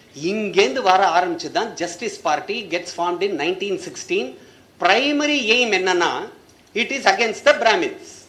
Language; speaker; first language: English; non-native, local second language; Tamil